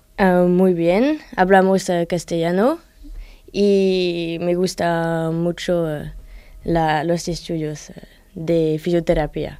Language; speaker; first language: Spanish; non-native, learner; French